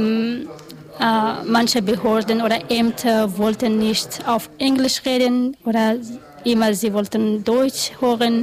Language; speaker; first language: German; non-native, learner; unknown